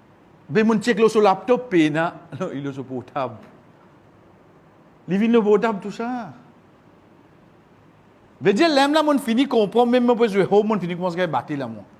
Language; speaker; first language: French; non-native, local second language; Morisyen